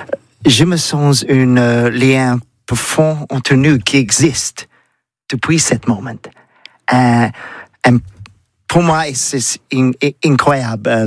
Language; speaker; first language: French; non-native, learner; English